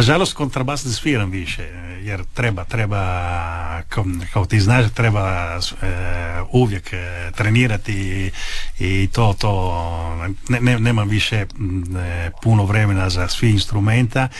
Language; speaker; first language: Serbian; early bilingual, heritage; Italian